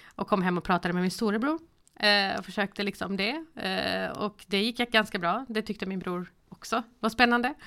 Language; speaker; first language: Swedish; early bilingual, other home language; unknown